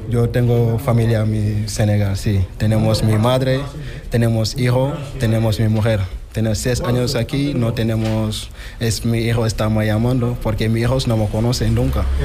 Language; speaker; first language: Spanish; non-native, learner; Wolof